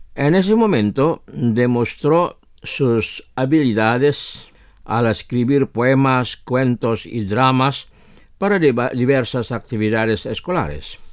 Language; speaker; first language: Spanish; non-native, fluent; Indonesian